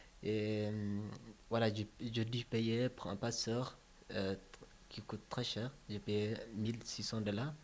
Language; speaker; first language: French; non-native, learner; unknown